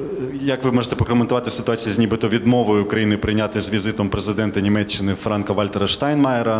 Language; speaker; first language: Ukrainian; native; Ukrainian